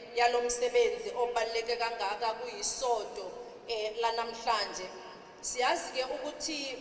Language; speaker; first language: Zulu; native; Zulu